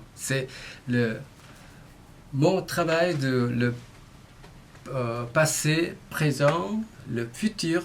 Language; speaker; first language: French; non-native, learner; Korean